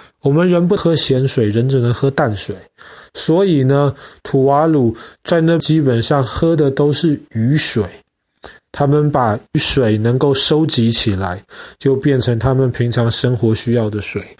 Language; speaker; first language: Chinese; native; Chinese